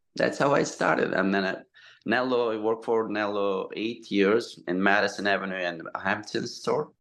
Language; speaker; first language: English; non-native, fluent; Turkish